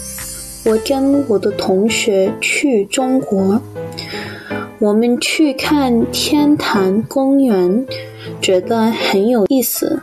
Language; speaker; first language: Chinese; non-native, learner; English